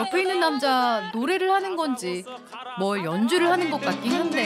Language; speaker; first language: Korean; native; Korean